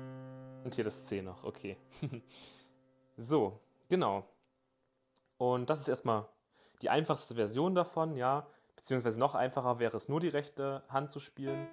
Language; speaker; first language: German; native; German